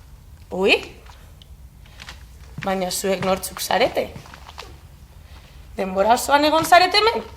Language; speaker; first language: Basque; non-native, local second language; Spanish